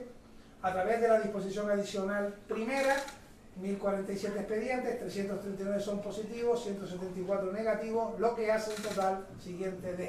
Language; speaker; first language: Spanish; native; Spanish